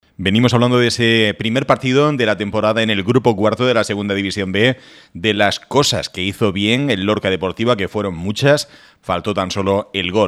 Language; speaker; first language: Spanish; native; Spanish